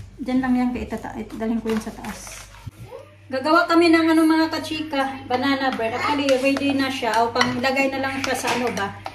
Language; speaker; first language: Filipino; non-native, local second language; Cebuano